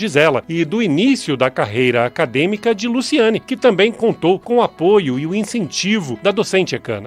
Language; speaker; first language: Portuguese; native; Portuguese